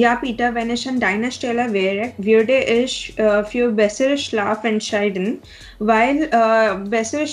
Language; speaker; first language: German; non-native, learner; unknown